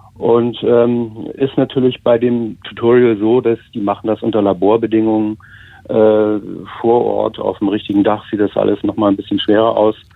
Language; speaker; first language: German; native; German